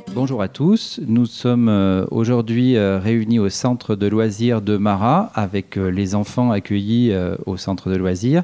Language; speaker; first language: French; native; French